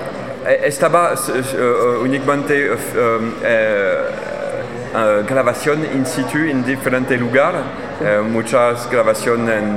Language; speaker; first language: Spanish; non-native, learner; French